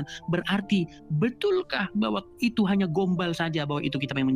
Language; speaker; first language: Indonesian; native; Indonesian